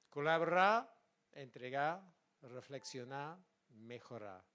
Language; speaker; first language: Spanish; non-native, learner; English